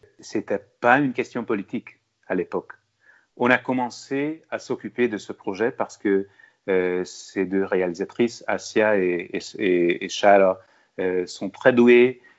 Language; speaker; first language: French; non-native, fluent; Hungarian